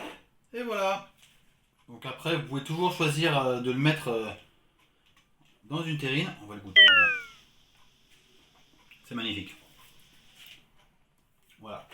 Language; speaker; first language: French; native; French